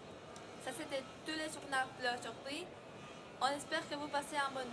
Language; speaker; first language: French; non-native, learner; Spanish